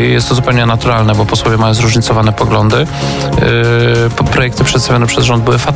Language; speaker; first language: Polish; native; Polish